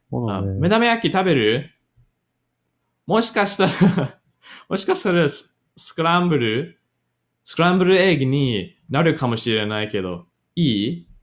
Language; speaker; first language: Japanese; non-native, learner; English